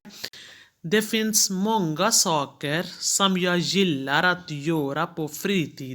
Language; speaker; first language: Swedish; non-native, fluent; Hindi